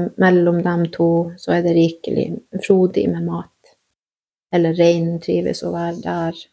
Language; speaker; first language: Norwegian; native; Norwegian